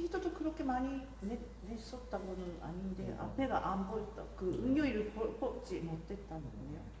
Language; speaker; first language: Korean; non-native, fluent; Japanese